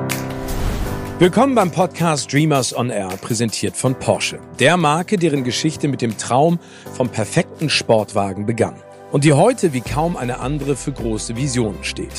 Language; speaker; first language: German; native; German